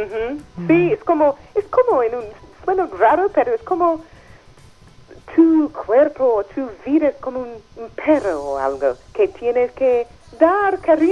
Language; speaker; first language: Spanish; non-native, fluent; English